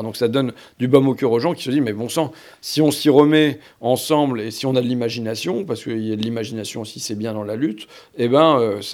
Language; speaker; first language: French; native; French